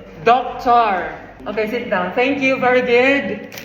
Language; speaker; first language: English; non-native, fluent; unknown